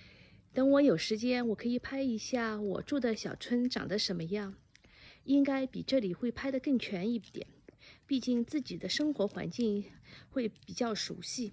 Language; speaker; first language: Chinese; native; Chinese